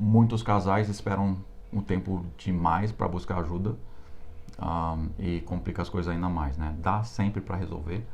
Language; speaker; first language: Portuguese; non-native, fluent; English